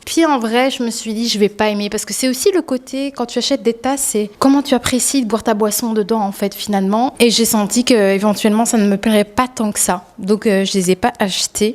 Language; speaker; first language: French; native; French